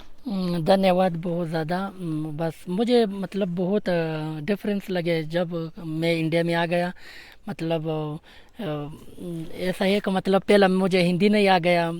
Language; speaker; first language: Hindi; non-native, learner; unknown